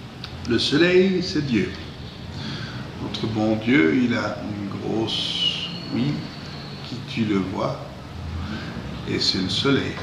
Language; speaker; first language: French; non-native, fluent; Spanish